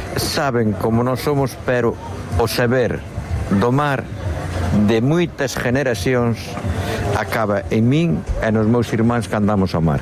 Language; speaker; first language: Galician; native; Galician